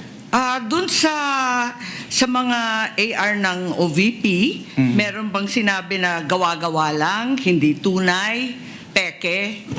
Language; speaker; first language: Filipino; native; Filipino